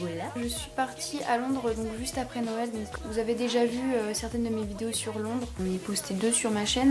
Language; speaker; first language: French; native; French